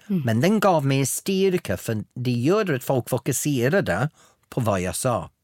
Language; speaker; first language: Swedish; non-native, fluent; English